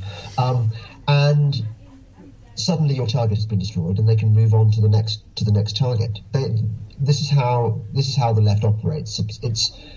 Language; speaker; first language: English; native; English